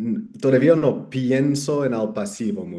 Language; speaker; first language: Spanish; non-native, fluent; English